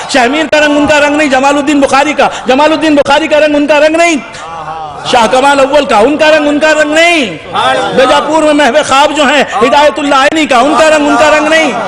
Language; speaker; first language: Urdu; native; Urdu